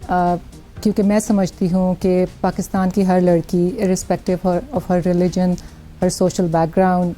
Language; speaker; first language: Urdu; native; Urdu